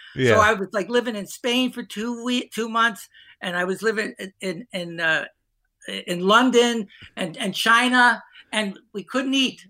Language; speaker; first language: English; native; English